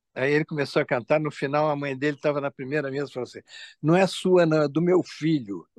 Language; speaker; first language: Portuguese; native; Portuguese